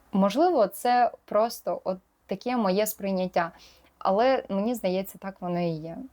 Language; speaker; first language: Ukrainian; non-native, local second language; Russian